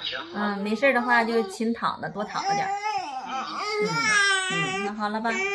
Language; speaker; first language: Chinese; native; Chinese